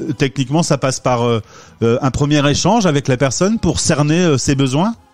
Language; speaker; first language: French; native; French